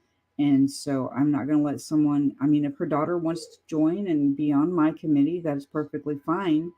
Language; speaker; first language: English; native; English